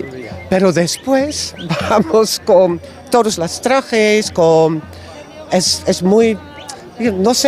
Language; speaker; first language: Spanish; non-native, learner; Dutch